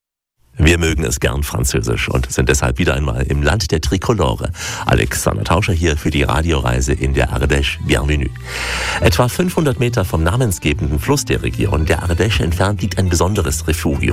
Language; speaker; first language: German; native; German